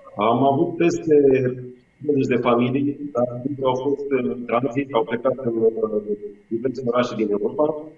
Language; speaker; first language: Romanian; non-native, local second language; Russian